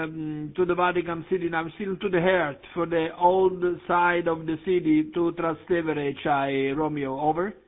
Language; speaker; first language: English; non-native, learner; Italian